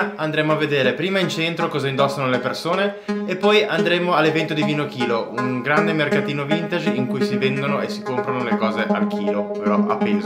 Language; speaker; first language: Italian; native; Italian